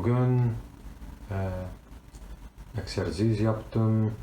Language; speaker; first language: Turkish; non-native, learner; English